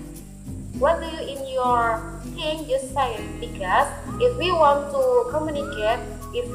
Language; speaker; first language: English; non-native, learner; Indonesian